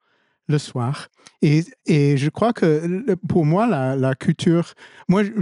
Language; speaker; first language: French; non-native, fluent; English